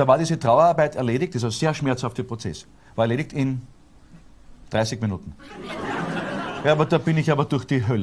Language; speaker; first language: German; native; German